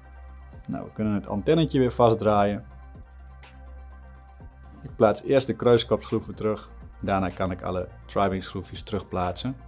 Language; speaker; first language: Dutch; native; Dutch